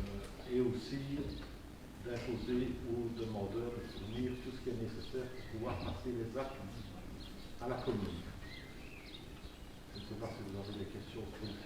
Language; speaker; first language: French; native; French